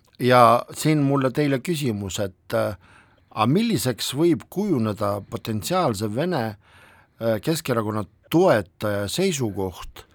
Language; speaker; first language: Estonian; non-native, local second language; Russian